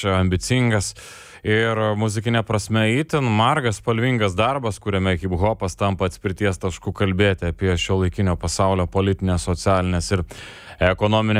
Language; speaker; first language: Lithuanian; native; Lithuanian